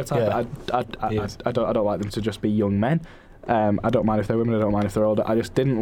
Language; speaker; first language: English; native; English